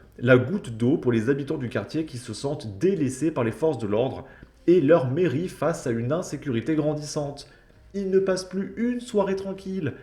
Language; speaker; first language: French; native; French